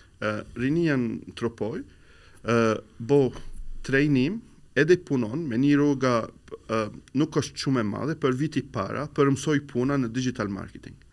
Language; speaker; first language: Albanian; non-native, learner; Arabic